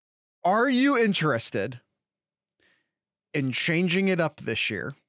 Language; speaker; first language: English; native; English